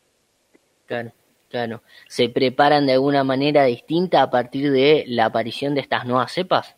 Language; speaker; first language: Spanish; native; Spanish